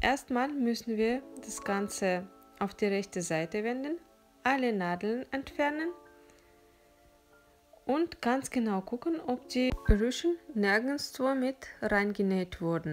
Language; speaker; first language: German; non-native, fluent; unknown